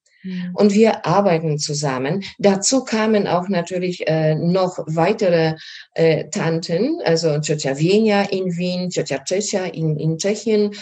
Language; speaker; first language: German; non-native, fluent; Polish